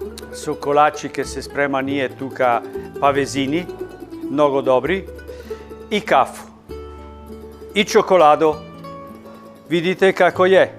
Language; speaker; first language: Macedonian; non-native, learner; Italian